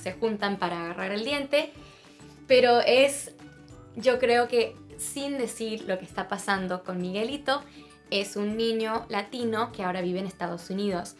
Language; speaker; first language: Spanish; early bilingual, heritage; Spanish